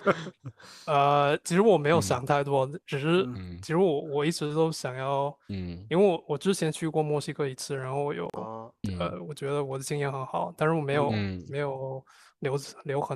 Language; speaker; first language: Chinese; non-native, fluent; English